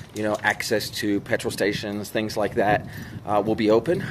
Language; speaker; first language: English; native; English